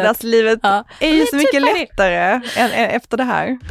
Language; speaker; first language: Swedish; native; Swedish